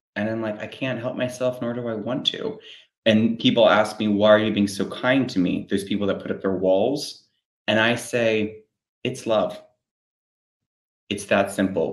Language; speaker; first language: English; native; English